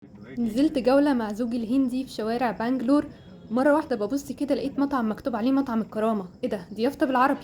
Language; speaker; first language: Arabic; native; Arabic